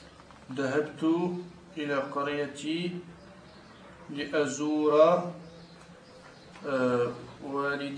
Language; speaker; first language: Arabic; non-native, learner; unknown